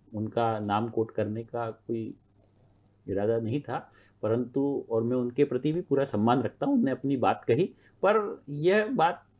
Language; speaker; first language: Hindi; native; Hindi